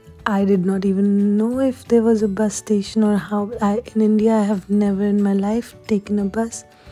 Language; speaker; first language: English; non-native, local second language; Hindi